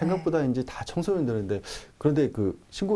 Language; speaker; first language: Korean; native; Korean